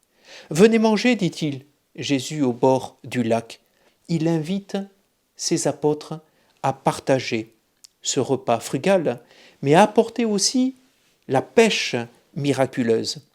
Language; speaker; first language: French; native; French